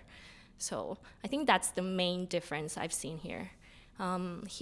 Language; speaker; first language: English; non-native, fluent; Spanish